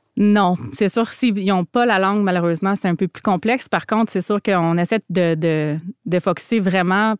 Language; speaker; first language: French; native; French